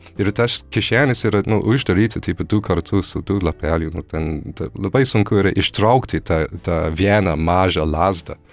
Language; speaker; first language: Lithuanian; non-native, fluent; English